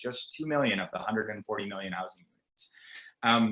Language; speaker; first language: English; native; English